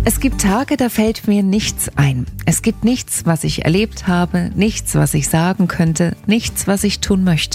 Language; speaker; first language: German; native; German